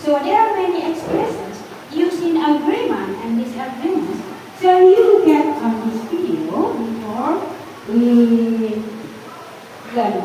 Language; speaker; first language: English; non-native, learner; Indonesian